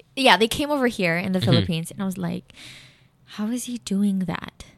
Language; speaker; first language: English; non-native, local second language; Filipino